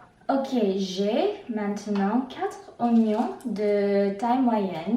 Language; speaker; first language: French; non-native, learner; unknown